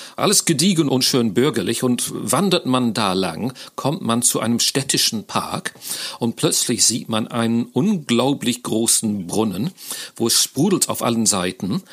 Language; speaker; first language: German; non-native, fluent; English